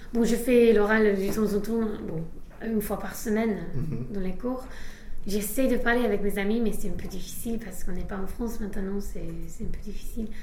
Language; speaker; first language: French; non-native, fluent; English